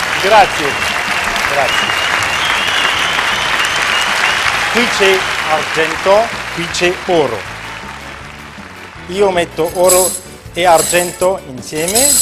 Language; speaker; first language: Italian; non-native, local second language; German